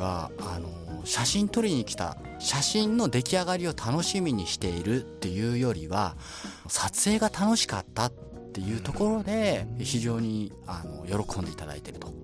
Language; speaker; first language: Japanese; native; Japanese